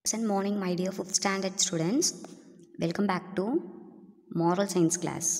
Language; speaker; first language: English; non-native, local second language; Tamil